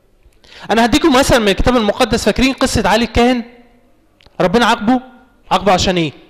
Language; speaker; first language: Arabic; native; Arabic